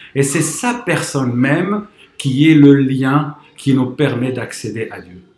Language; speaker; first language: French; non-native, local second language; Arabic